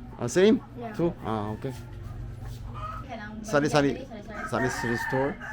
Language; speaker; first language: English; non-native, learner; Korean